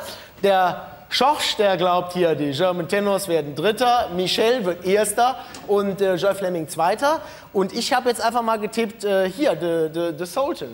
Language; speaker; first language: German; native; German